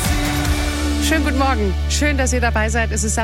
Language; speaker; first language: German; native; German